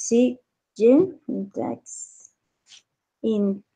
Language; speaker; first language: English; non-native, learner; Spanish